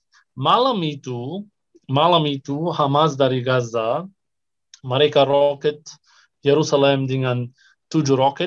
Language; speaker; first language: Indonesian; non-native, fluent; Arabic